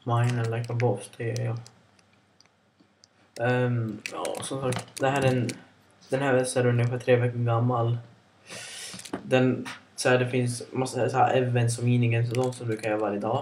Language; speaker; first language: Swedish; native; Swedish